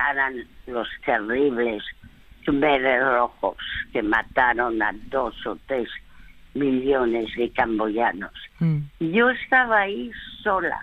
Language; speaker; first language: Spanish; early bilingual, other home language; French